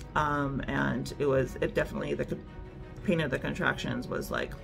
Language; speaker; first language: English; native; English